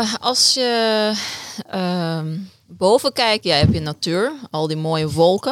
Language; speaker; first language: Dutch; non-native, fluent; Persian